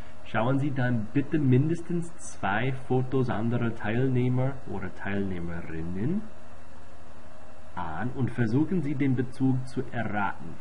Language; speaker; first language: German; non-native, fluent; English